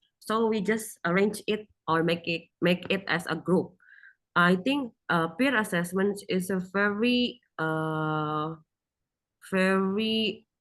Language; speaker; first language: English; non-native, learner; Indonesian